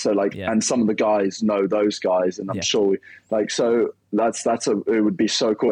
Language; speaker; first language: English; native; English